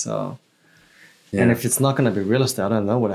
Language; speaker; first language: English; early bilingual, other home language; Chinese